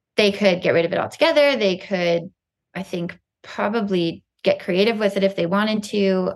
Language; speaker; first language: English; native; English